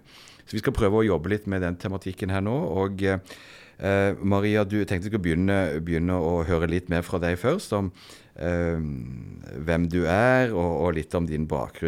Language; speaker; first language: Norwegian; native; Norwegian